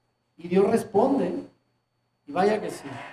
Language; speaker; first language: Spanish; native; Spanish